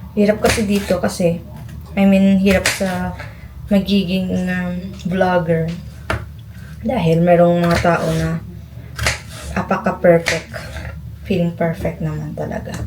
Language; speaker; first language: Filipino; non-native, local second language; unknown